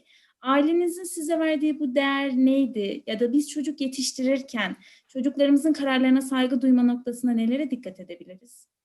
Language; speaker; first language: Turkish; native; Turkish